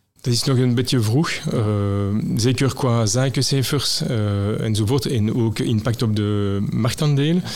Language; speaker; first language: Dutch; non-native, local second language; French